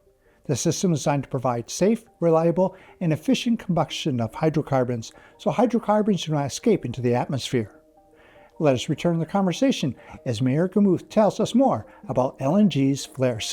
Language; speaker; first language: English; native; English